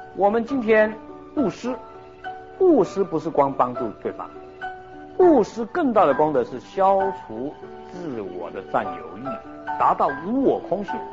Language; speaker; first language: Chinese; early bilingual, heritage; Chinese